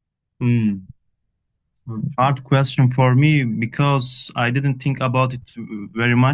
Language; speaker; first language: English; non-native, learner; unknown